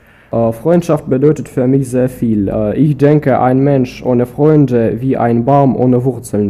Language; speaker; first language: German; non-native, learner; Russian